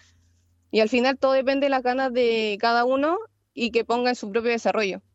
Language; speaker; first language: Spanish; native; Spanish